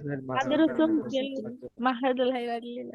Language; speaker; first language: Arabic; non-native, learner; Tamil